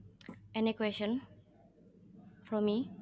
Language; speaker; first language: English; non-native, learner; Indonesian